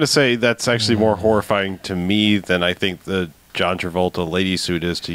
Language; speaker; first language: English; native; English